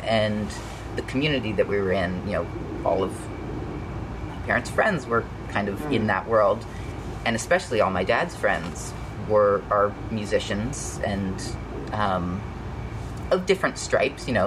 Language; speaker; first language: English; native; English